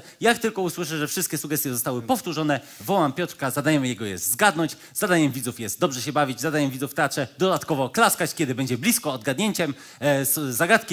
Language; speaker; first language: Polish; native; Polish